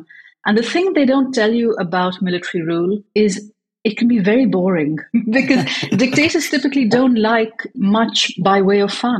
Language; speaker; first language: English; native; English